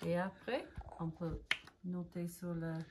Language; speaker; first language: French; non-native, learner; English